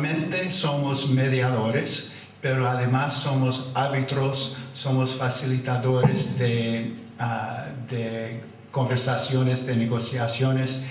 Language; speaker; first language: Spanish; non-native, fluent; English